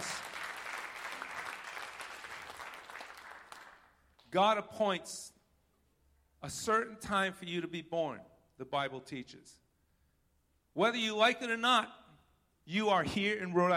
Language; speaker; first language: English; native; English